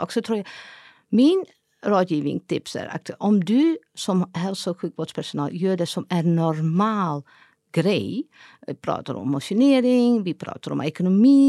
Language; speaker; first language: Swedish; non-native, fluent; Dutch